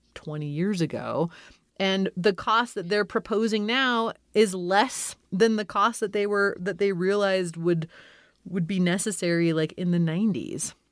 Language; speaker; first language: English; native; English